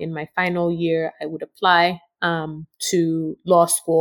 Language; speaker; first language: English; non-native, local second language; Yoruba